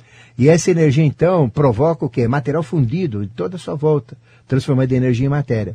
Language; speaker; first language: Portuguese; native; Portuguese